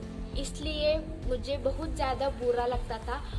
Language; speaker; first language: Hindi; non-native, local second language; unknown